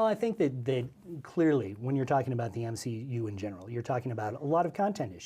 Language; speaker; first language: English; native; English